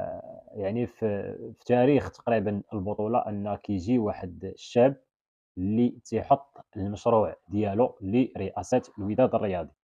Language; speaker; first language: Arabic; native; Arabic